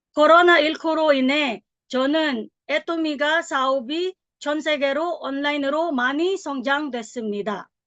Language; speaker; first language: Korean; non-native, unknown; Filipino